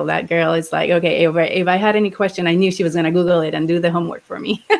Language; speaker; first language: English; native; English